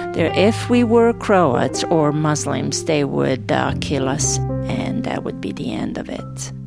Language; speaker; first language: English; non-native, fluent; Serbian